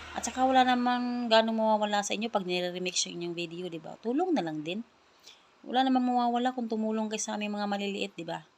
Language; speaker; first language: Filipino; non-native, local second language; Cebuano